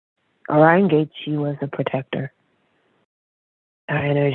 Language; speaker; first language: English; native; English